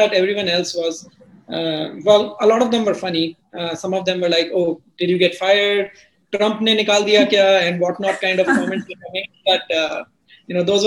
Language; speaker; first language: English; non-native, local second language; Hindi